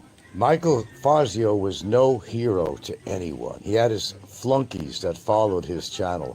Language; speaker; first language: English; native; English